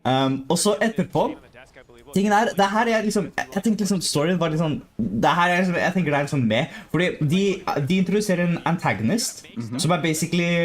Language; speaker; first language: Norwegian; native; Norwegian